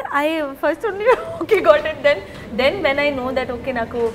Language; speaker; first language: Telugu; native; Telugu